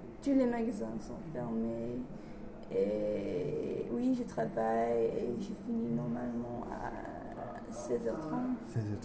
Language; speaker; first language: French; non-native, learner; English